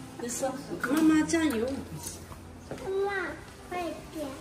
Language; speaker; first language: Chinese; early bilingual, heritage; Indonesian